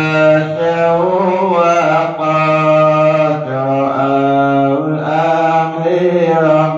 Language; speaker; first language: Arabic; non-native, fluent; Javanese